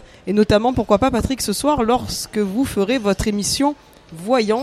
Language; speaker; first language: French; native; French